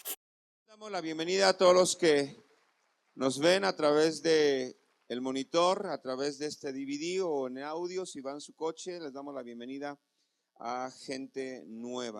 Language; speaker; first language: Spanish; native; Spanish